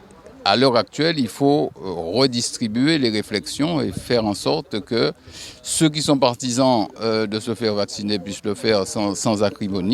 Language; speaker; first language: French; native; French